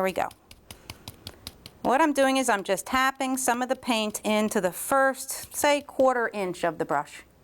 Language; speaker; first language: English; native; English